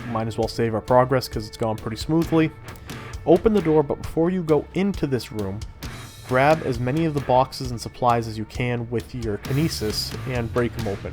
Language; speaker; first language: English; native; English